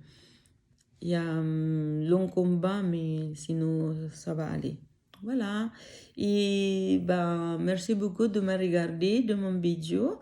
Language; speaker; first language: French; non-native, learner; Filipino